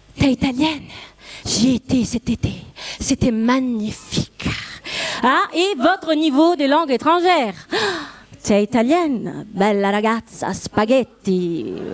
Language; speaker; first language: French; non-native, fluent; Italian